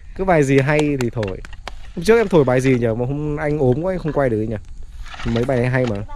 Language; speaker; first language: Vietnamese; native; Vietnamese